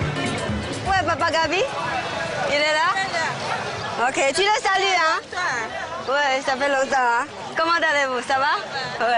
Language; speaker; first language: French; non-native, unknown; Chinese